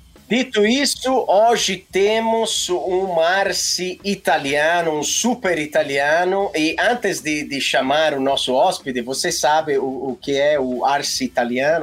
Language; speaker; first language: Portuguese; non-native, fluent; Italian